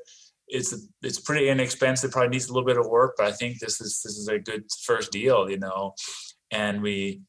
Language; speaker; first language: English; non-native, fluent; Danish